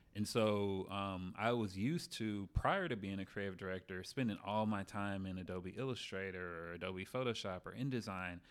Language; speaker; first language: English; native; English